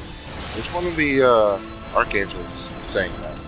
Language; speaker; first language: English; native; English